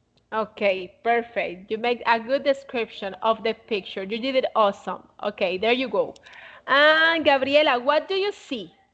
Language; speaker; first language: English; non-native, fluent; Spanish